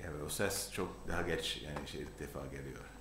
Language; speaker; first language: Turkish; non-native, learner; English